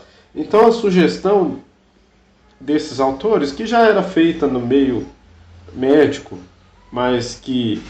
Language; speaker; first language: Portuguese; native; Portuguese